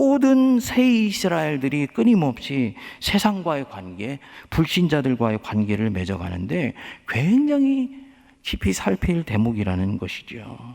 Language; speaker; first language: Korean; native; Korean